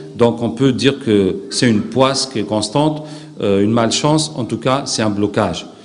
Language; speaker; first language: French; non-native, local second language; Arabic